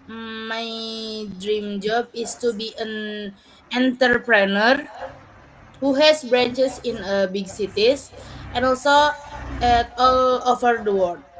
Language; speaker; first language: English; non-native, learner; Indonesian